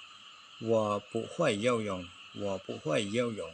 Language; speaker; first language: Chinese; non-native, fluent; Khmer